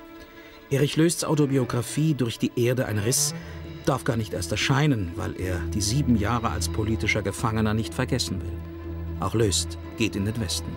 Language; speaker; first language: German; native; German